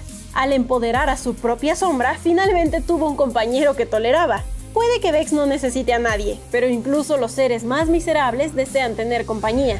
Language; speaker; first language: Spanish; native; Spanish